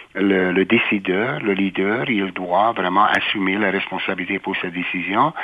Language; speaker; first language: French; non-native, fluent; Hungarian